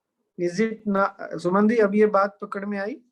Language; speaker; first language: Hindi; native; Hindi